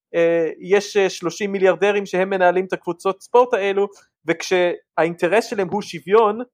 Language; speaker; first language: Hebrew; early bilingual, other home language; English